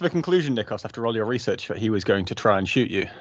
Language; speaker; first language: English; native; English